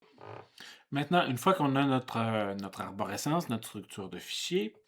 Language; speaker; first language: French; native; French